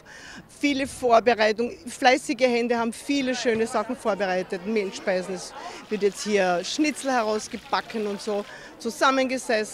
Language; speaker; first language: German; native; German